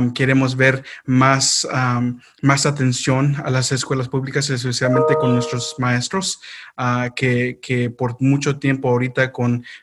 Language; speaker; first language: Spanish; early bilingual, heritage; Spanish